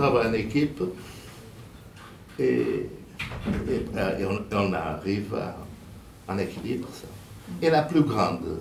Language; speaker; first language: French; non-native, fluent; Portuguese